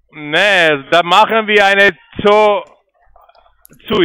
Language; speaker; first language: German; non-native, learner; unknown